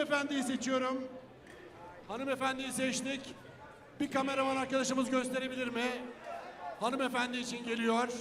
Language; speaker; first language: Turkish; native; Turkish